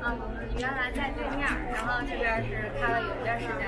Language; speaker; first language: Chinese; native; Chinese